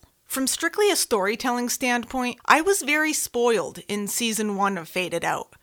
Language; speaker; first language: English; native; English